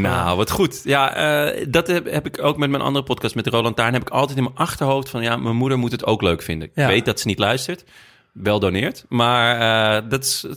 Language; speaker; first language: Dutch; native; Dutch